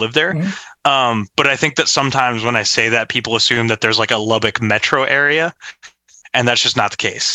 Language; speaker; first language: English; native; English